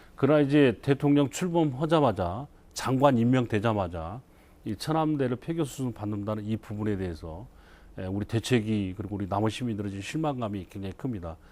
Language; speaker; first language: Korean; native; Korean